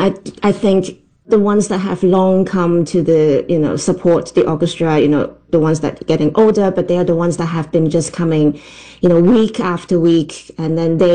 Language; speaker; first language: English; non-native, local second language; Cantonese